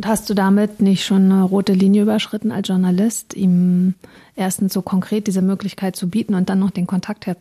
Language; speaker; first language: German; native; German